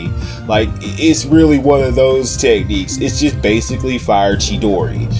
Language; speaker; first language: English; native; English